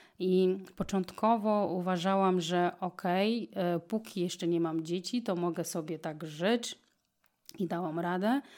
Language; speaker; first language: Polish; non-native, fluent; Portuguese